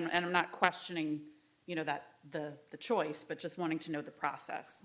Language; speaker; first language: English; native; English